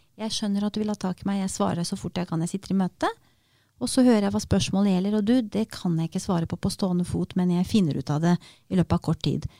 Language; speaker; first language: Norwegian; early bilingual, other home language; Romanian